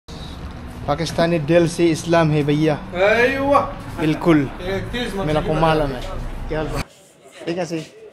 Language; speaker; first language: Hindi; non-native, learner; Filipino